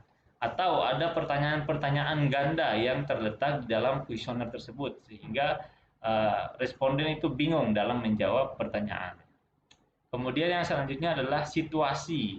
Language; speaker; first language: Indonesian; native; Indonesian